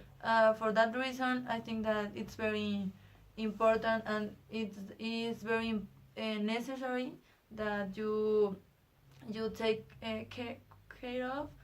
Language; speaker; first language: English; non-native, learner; Spanish